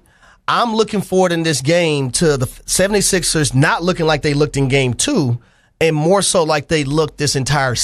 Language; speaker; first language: English; native; English